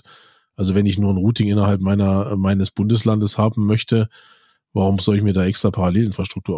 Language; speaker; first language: German; native; German